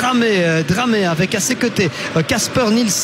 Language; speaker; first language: French; native; French